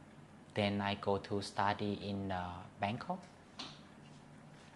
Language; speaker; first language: English; non-native, learner; Thai